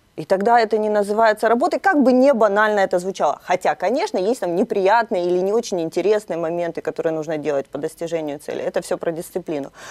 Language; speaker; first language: Russian; native; Russian